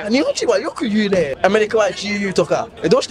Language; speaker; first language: Japanese; non-native, learner; English